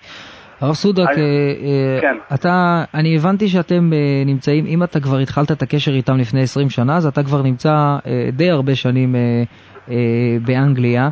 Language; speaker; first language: Hebrew; native; Hebrew